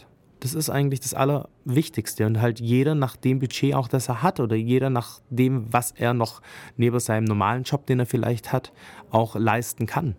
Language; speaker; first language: German; native; German